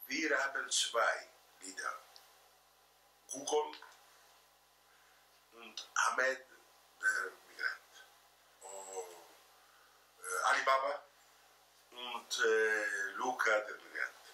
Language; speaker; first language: German; non-native, fluent; Italian